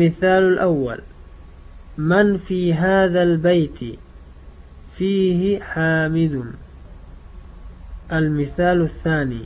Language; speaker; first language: Arabic; non-native, fluent; Uzbek